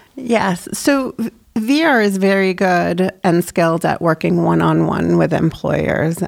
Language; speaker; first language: English; native; English